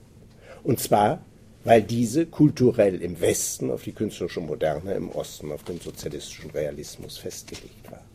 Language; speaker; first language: German; native; German